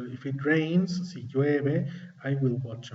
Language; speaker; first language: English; non-native, fluent; Spanish